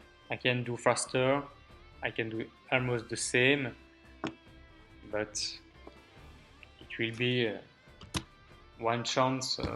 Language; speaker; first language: English; non-native, learner; French